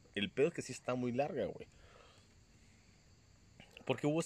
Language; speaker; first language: Spanish; native; Spanish